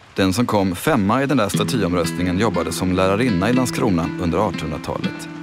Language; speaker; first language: Swedish; native; Swedish